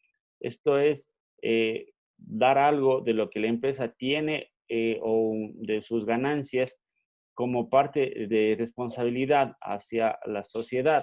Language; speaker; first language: Spanish; native; Spanish